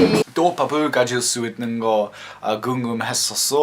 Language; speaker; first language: Korean; non-native, learner; English